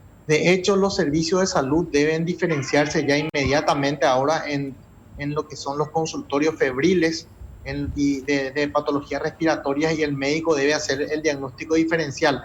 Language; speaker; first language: Spanish; native; Spanish